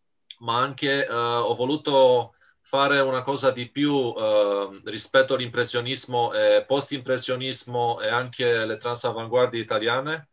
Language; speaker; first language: Italian; non-native, fluent; Romanian